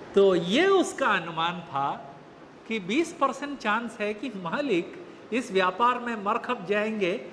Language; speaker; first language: Hindi; native; Hindi